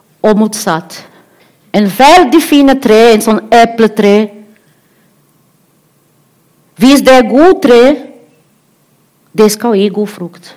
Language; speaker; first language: Norwegian; non-native, learner; Portuguese